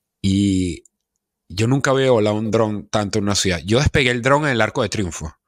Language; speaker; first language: Spanish; native; Spanish